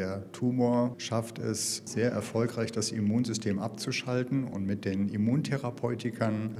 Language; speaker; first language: German; native; German